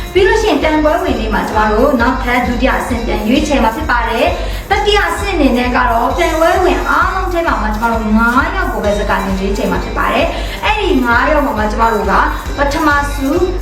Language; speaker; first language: Burmese; non-native, local second language; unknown